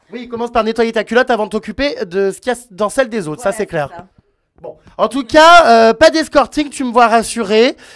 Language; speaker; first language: French; native; French